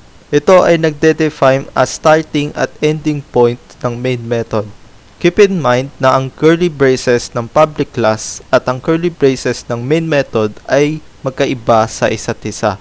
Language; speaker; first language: Filipino; native; Filipino